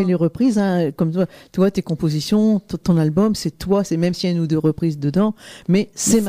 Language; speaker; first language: French; native; French